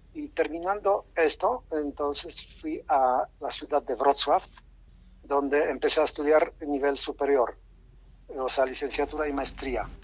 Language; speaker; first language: Spanish; non-native, fluent; Polish